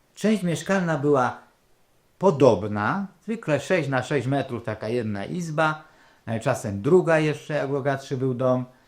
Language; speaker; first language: Polish; non-native, local second language; Rusyn